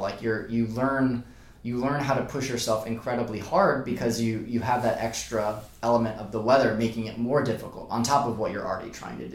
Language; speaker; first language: English; native; English